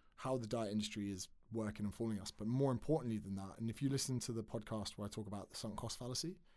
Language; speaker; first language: English; native; English